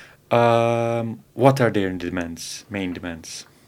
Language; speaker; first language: English; non-native, fluent; Turkish